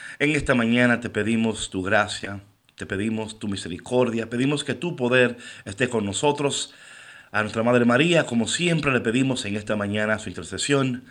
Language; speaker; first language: Spanish; native; Spanish